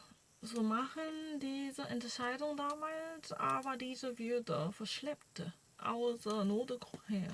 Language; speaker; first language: German; non-native, learner; Korean